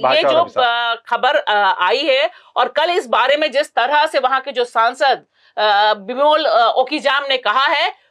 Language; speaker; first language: Hindi; native; Hindi